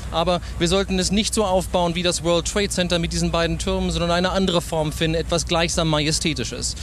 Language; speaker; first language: German; native; German